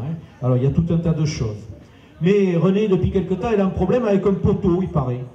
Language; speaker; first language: French; native; French